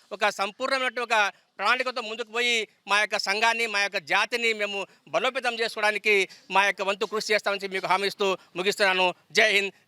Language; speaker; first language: Telugu; native; Telugu